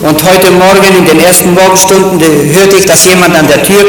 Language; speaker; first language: German; native; German